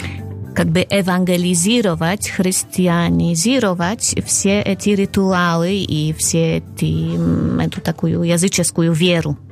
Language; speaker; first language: Russian; non-native, fluent; Polish